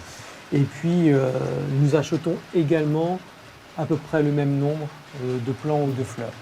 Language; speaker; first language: French; native; French